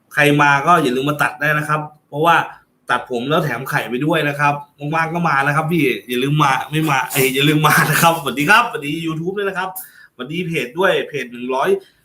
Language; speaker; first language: Thai; native; Thai